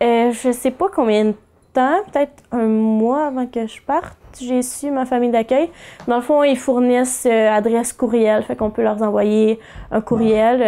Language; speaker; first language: French; native; French